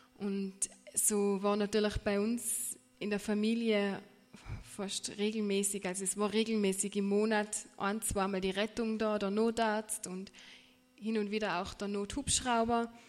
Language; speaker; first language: German; native; German